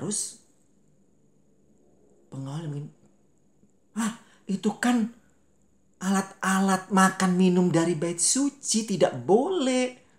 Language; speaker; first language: Malay; native; Malay